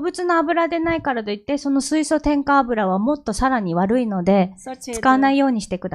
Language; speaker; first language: Japanese; non-native, fluent; Korean